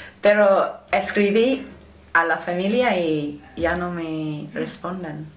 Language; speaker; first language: Spanish; non-native, learner; English